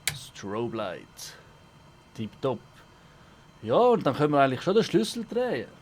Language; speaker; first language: German; native; German